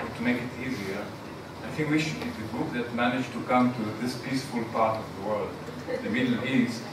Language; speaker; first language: English; non-native, fluent; Hebrew